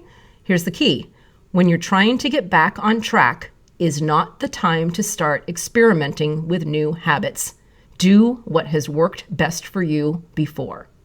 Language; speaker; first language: English; native; English